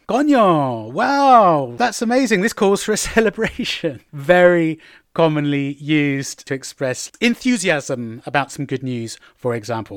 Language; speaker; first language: English; native; English